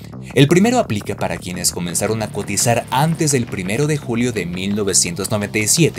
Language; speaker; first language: Spanish; native; Spanish